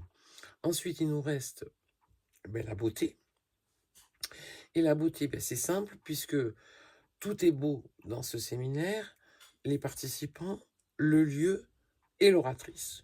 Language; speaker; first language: French; native; French